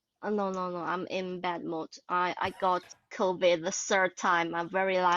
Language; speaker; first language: English; non-native, learner; Chinese